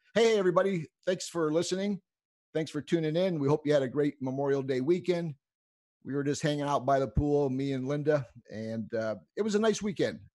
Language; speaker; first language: English; native; English